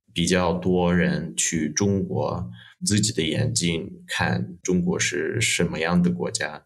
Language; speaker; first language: Chinese; non-native, fluent; Russian